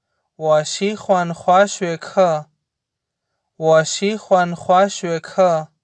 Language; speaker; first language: Chinese; non-native, learner; Urdu